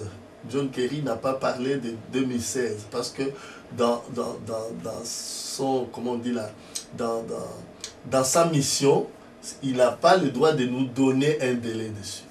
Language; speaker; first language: French; non-native, local second language; Lingala